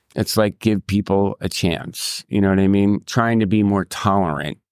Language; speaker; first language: English; native; English